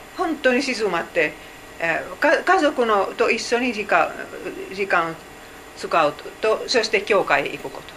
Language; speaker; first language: Japanese; non-native, fluent; Finnish